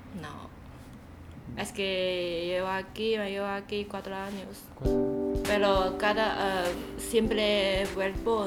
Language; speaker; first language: Spanish; non-native, learner; Chinese